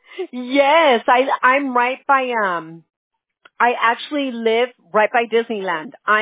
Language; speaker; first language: English; early bilingual, other home language; Spanish